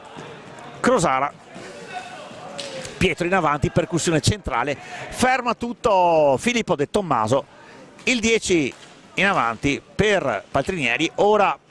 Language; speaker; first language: Italian; native; Italian